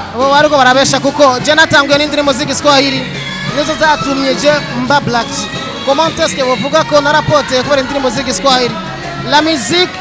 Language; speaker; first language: Rundi; non-native, local second language; Swahili